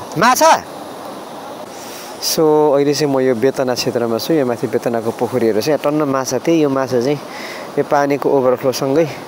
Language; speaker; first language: Nepali; native; Nepali